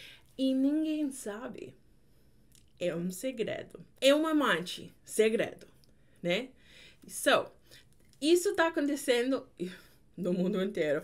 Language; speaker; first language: Portuguese; non-native, fluent; English